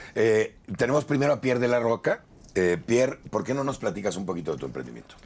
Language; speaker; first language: Spanish; native; Spanish